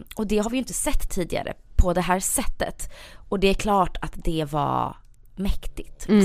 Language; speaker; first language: Swedish; early bilingual, other home language; Bosnian